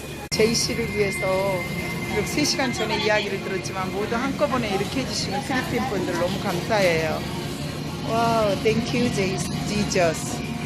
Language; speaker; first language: Korean; native; Korean